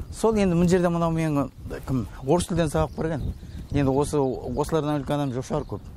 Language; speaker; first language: Kazakh; native; Kazakh